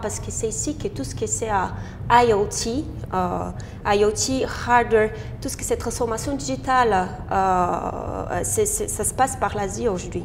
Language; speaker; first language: French; non-native, fluent; Portuguese